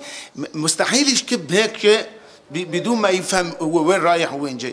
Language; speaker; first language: Arabic; native; Arabic